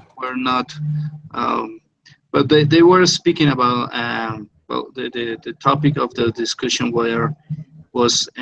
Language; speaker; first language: English; non-native, learner; Spanish